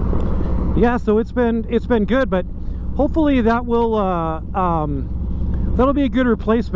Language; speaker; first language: English; native; English